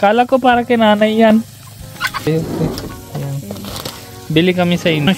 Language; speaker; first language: Filipino; non-native, learner; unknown